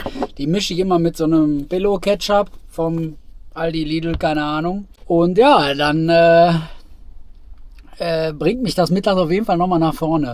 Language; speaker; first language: German; native; German